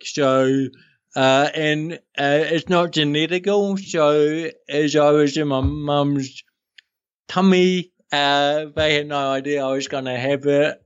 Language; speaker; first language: English; native; English